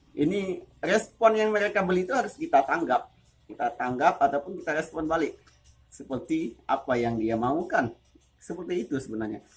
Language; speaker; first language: Indonesian; non-native, local second language; Achinese